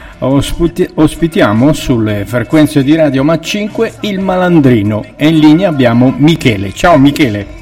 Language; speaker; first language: Italian; native; Italian